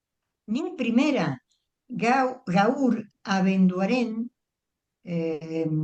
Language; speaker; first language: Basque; non-native, learner; Spanish